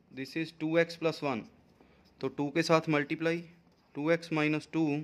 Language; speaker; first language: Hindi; non-native, local second language; Punjabi